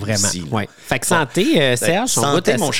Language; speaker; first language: French; native; French